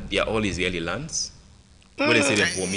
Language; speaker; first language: English; non-native, local second language; Krio